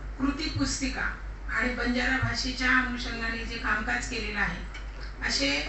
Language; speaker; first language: Marathi; non-native, local second language; Lambadi